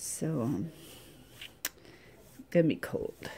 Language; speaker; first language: English; native; English